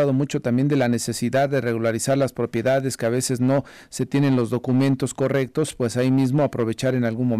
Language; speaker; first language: Spanish; native; Spanish